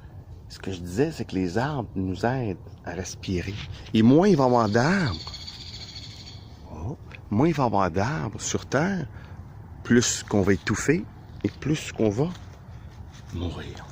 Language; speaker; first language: French; native; French